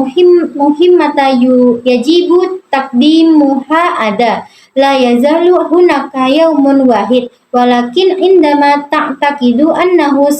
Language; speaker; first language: Arabic; non-native, learner; Indonesian